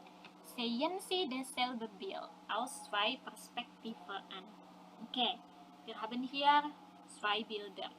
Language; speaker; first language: German; non-native, fluent; Indonesian